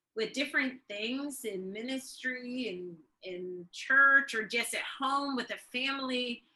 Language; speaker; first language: English; early bilingual, other home language; Swedish